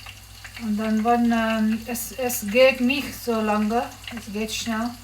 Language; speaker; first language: German; non-native, learner; English